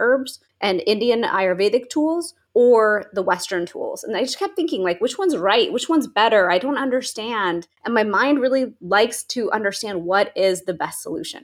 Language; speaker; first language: English; native; English